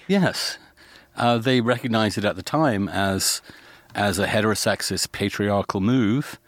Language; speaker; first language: English; native; English